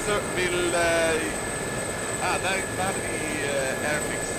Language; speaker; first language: Swedish; native; Swedish